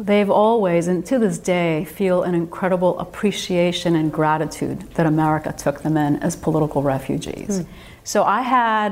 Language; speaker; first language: English; early bilingual, other home language; Spanish